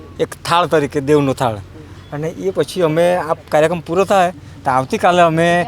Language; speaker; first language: Gujarati; non-native, local second language; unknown